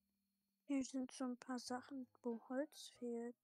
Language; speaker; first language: German; native; German